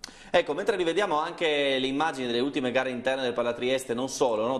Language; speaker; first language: Italian; native; Italian